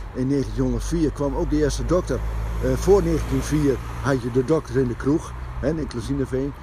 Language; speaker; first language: Dutch; native; Dutch